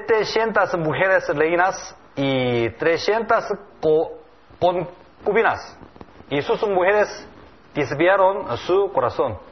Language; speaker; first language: Spanish; non-native, learner; Korean